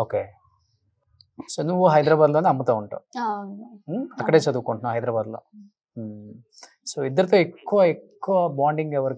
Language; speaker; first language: Telugu; native; Telugu